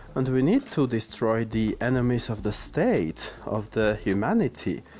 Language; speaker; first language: English; non-native, fluent; Armenian